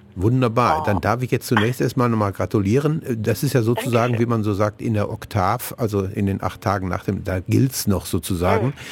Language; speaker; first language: German; native; German